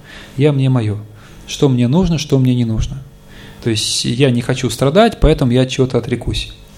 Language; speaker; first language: Russian; native; Russian